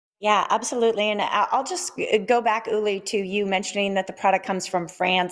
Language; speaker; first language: English; native; English